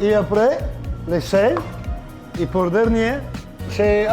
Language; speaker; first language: French; non-native, learner; Italian